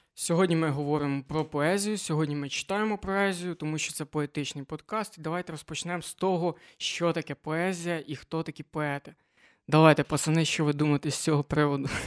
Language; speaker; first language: Ukrainian; non-native, local second language; Russian